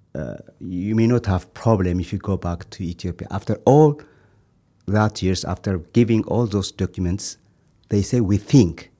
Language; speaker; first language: English; non-native, fluent; Amharic